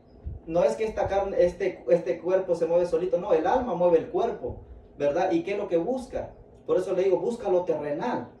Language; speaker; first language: Spanish; native; Spanish